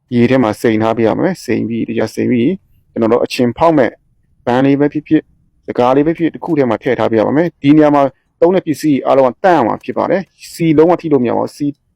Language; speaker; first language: Burmese; non-native, local second language; Shan